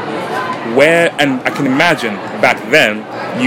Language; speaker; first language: English; non-native, local second language; Ganda